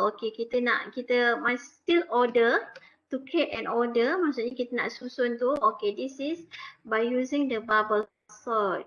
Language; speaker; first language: English; non-native, local second language; Malay